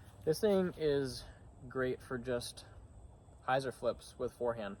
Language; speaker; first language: English; native; English